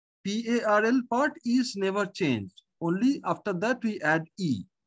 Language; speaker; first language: English; non-native, local second language; Bangla